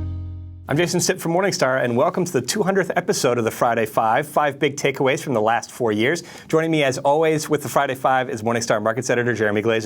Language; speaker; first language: English; native; English